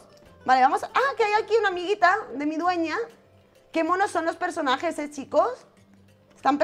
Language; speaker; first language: Spanish; native; Spanish